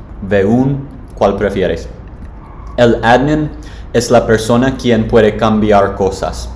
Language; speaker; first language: Spanish; non-native, learner; English